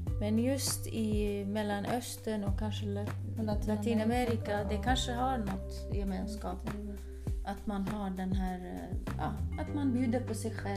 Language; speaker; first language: Swedish; early bilingual, other home language; Kurdish